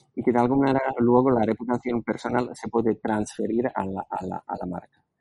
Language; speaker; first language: Spanish; non-native, fluent; Slovak